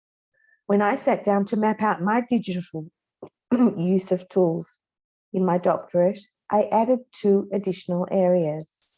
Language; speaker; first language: English; non-native, fluent; Hebrew